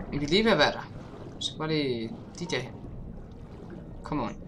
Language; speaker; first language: Danish; native; Danish